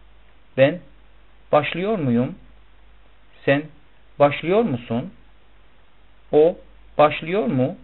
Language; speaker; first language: Turkish; non-native, fluent; Persian